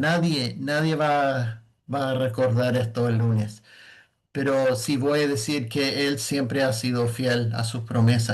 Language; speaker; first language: Spanish; non-native, fluent; English